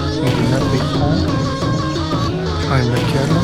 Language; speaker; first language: French; native; French